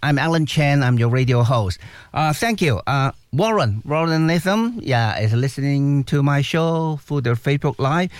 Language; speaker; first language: English; non-native, local second language; Cantonese